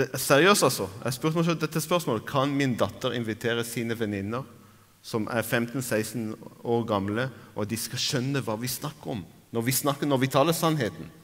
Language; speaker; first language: Norwegian; non-native, fluent; Arabic